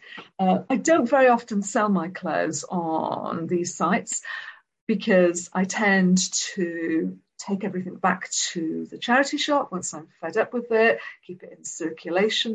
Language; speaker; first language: English; native; English